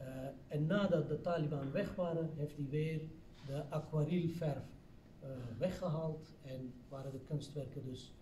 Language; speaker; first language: Dutch; non-native, fluent; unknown